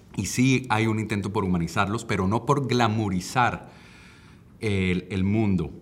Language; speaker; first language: Spanish; native; Spanish